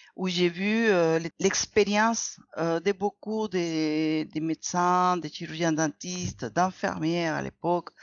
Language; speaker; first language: French; non-native, fluent; Spanish